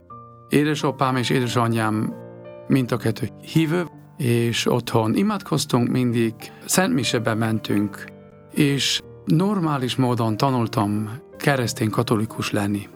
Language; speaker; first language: Hungarian; non-native, learner; German